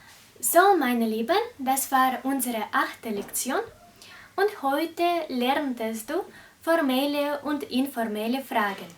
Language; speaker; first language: German; non-native, fluent; Russian